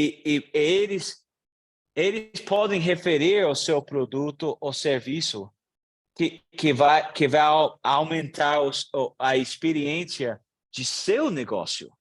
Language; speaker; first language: Portuguese; non-native, learner; English